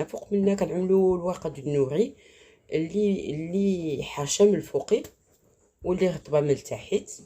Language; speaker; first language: Arabic; native; Arabic